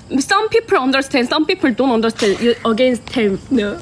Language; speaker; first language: English; non-native, learner; Korean